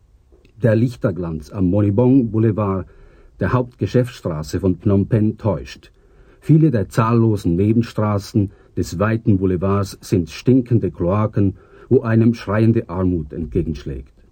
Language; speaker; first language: German; native; German